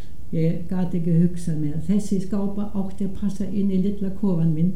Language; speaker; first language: Icelandic; non-native, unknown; German